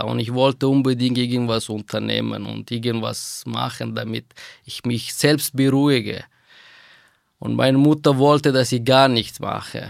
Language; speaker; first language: German; non-native, fluent; Persian